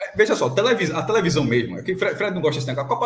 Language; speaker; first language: Portuguese; native; Portuguese